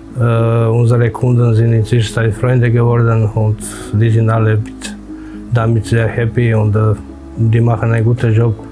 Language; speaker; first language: German; non-native, fluent; Croatian